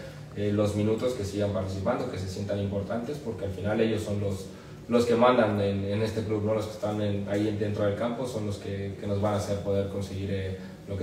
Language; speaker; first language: Spanish; native; Spanish